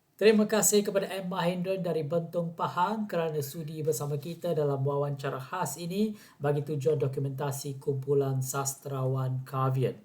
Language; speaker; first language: Malay; non-native, local second language; Tamil